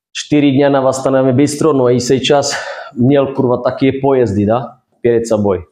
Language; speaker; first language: Russian; non-native, fluent; Czech